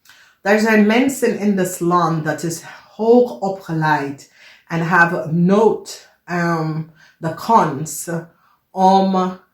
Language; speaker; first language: Dutch; non-native, fluent; English